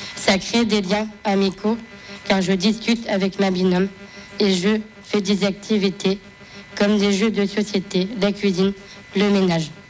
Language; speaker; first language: French; native; French